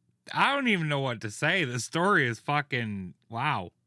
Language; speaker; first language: English; native; English